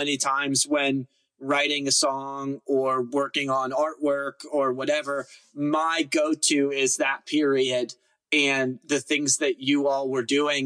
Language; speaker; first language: English; native; English